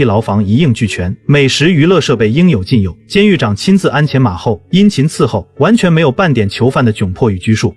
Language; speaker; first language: Chinese; native; Chinese